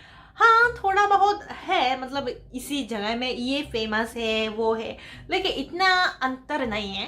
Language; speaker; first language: Hindi; non-native, fluent; Japanese